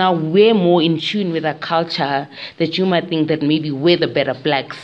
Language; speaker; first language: English; non-native, local second language; Tswana